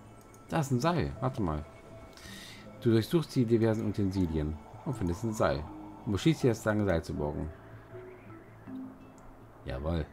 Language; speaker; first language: German; native; German